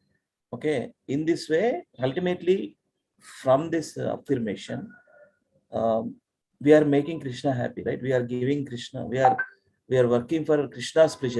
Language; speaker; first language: English; non-native, local second language; Telugu